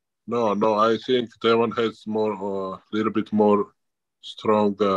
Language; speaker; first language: English; non-native, learner; Georgian